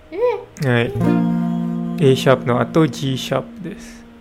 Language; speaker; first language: Japanese; non-native, learner; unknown